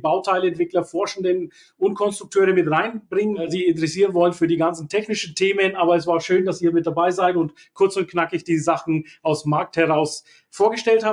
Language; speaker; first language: German; native; German